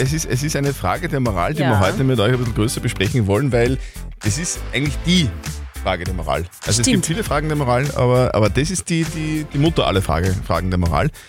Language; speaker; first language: German; native; German